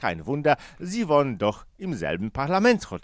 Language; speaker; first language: German; non-native, fluent; Polish